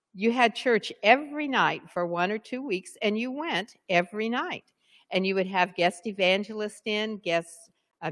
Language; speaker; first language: English; native; English